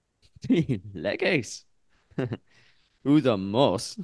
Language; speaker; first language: Greek; non-native, learner; English